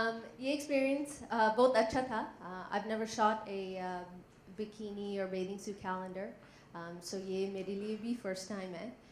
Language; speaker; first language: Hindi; non-native, learner; English